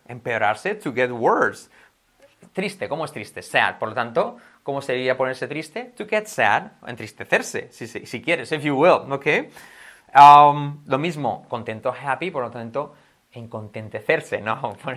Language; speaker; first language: Spanish; native; Spanish